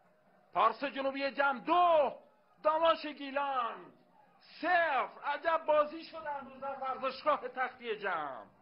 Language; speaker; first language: Persian; native; Persian